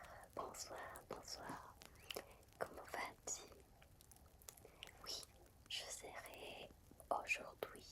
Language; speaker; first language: French; non-native, fluent; Spanish